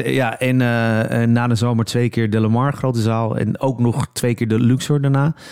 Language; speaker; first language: Dutch; early bilingual, other home language; Polish